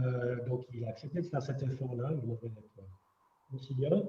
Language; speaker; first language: French; native; French